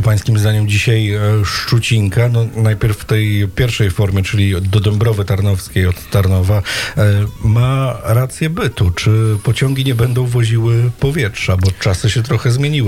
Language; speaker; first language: Polish; native; Polish